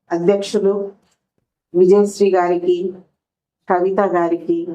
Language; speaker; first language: Telugu; non-native, local second language; Lambadi